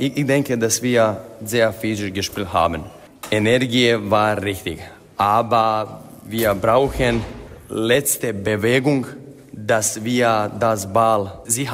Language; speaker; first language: German; non-native, learner; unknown